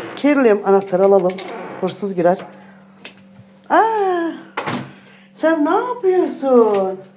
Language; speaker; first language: Turkish; native; Turkish